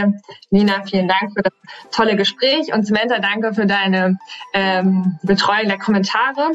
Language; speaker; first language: German; native; German